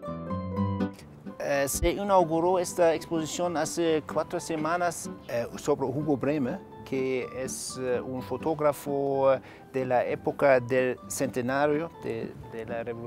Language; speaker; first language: Spanish; non-native, fluent; German